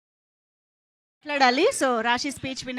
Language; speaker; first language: Telugu; native; Telugu